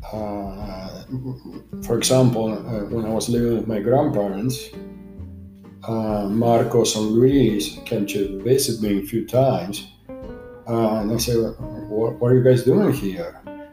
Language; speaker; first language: English; non-native, learner; Spanish